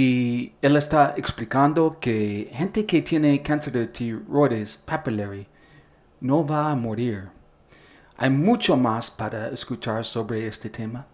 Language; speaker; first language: Spanish; non-native, learner; English